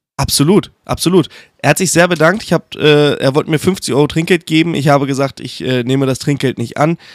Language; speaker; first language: German; native; German